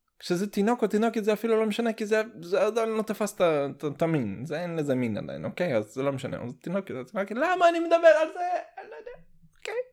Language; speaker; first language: Hebrew; early bilingual, heritage; Hebrew